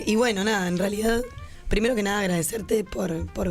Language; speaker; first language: Spanish; native; Spanish